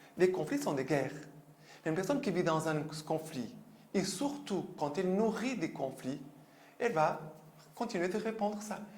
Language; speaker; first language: French; non-native, fluent; Portuguese